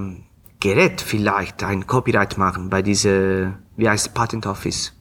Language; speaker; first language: German; non-native, fluent; Italian